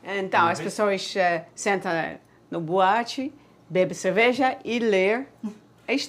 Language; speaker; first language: Portuguese; non-native, learner; Dutch